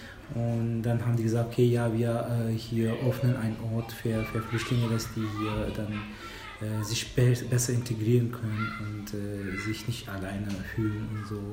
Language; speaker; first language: German; non-native, fluent; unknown